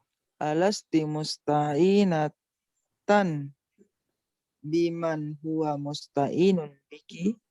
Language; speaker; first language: Arabic; non-native, learner; Indonesian